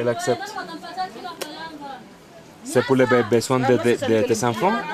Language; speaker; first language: French; non-native, fluent; Spanish